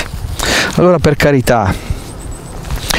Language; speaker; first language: Italian; native; Italian